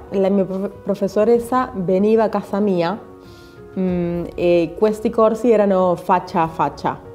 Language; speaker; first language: Italian; non-native, learner; Spanish